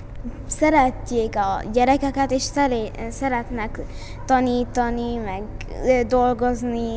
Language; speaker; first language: Hungarian; early bilingual, other home language; Arabic